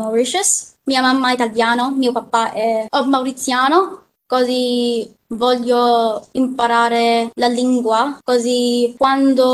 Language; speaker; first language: Italian; early bilingual, heritage; English